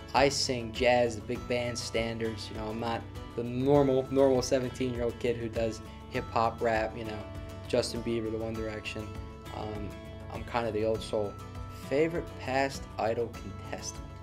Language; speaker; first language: English; native; English